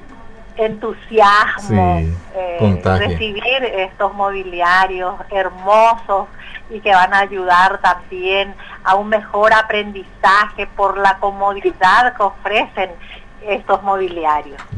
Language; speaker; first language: Spanish; native; Spanish